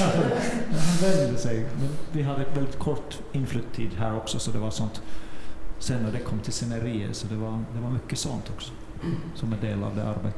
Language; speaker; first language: Swedish; non-native, fluent; Finnish